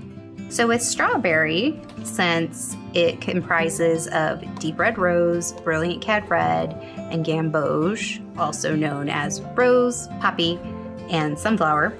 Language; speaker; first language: English; native; English